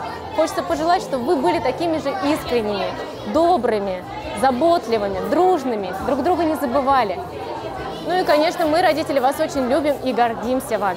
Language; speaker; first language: Russian; native; Russian